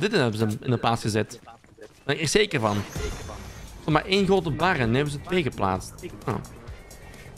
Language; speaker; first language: Dutch; native; Dutch